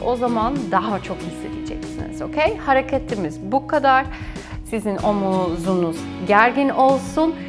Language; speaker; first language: Turkish; non-native, fluent; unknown